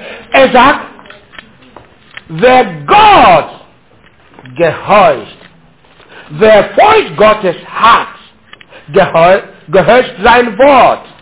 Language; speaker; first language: German; non-native, learner; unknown